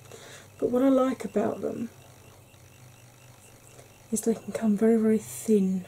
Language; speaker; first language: English; native; English